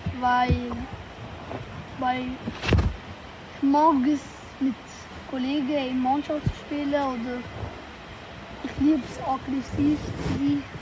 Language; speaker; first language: German; early bilingual, other home language; Kurdish